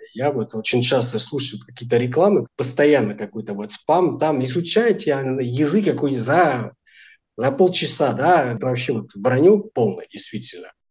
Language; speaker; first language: Russian; non-native, fluent; Portuguese